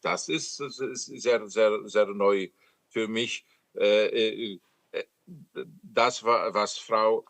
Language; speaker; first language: German; non-native, fluent; Polish